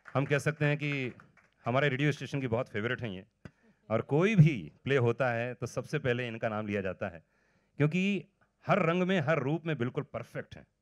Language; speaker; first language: Hindi; native; Hindi